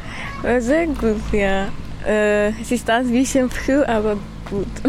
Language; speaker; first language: German; non-native, learner; Armenian